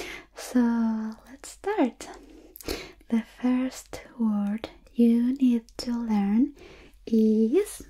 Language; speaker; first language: English; non-native, fluent; Spanish